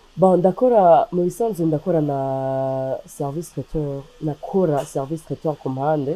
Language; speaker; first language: Rundi; non-native, local second language; Swahili